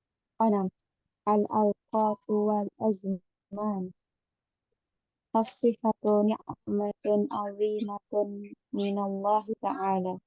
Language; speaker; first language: Arabic; non-native, learner; Indonesian